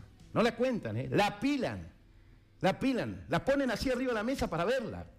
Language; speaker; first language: Spanish; native; Spanish